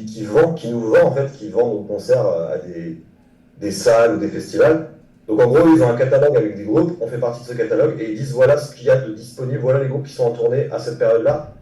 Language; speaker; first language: French; native; French